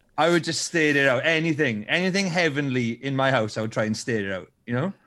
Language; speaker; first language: English; native; English